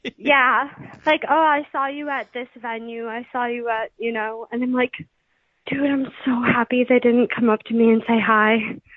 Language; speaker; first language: English; native; English